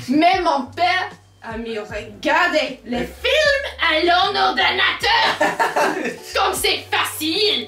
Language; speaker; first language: French; non-native, learner; English